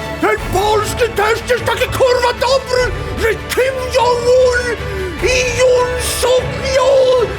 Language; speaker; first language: Polish; non-native, fluent; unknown